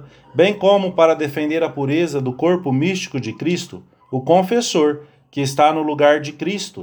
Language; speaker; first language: Portuguese; native; Portuguese